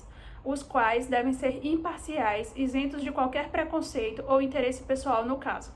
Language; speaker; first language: Portuguese; native; Portuguese